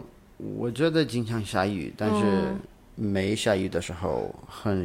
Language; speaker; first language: Chinese; non-native, learner; English